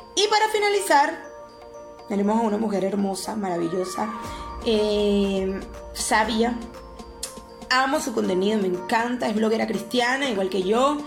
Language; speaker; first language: Spanish; native; Spanish